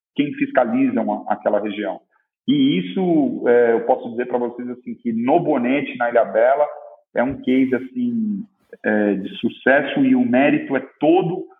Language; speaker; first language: Portuguese; native; Portuguese